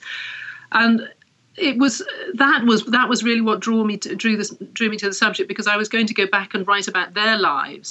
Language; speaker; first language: English; native; English